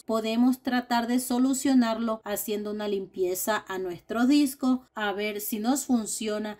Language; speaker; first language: Spanish; native; Spanish